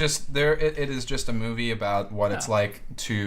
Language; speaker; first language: English; native; English